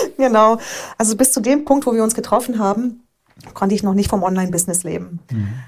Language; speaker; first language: German; early bilingual, other home language; Hungarian